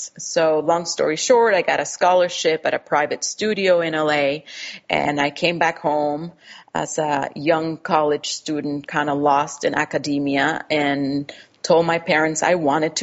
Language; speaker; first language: English; non-native, fluent; Spanish